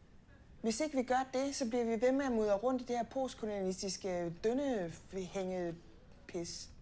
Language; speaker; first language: Danish; native; Danish